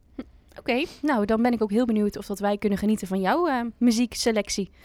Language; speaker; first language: Dutch; native; Dutch